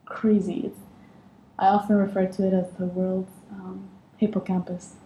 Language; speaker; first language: English; non-native, fluent; Arabic